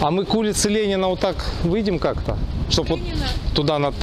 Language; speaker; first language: Russian; native; Russian